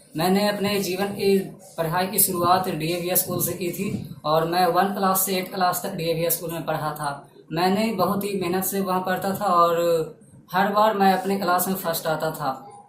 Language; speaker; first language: Hindi; native; Hindi